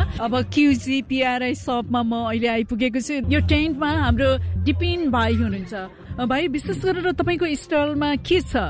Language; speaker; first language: Nepali; native; Nepali